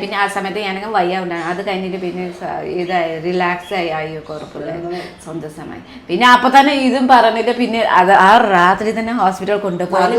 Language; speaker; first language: Malayalam; non-native, fluent; Nepali